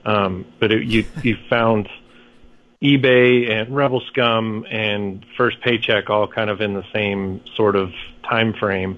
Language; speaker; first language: English; native; English